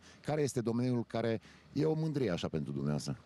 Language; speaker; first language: Romanian; native; Romanian